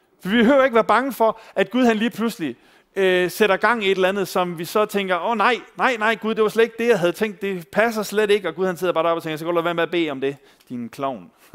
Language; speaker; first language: Danish; native; Danish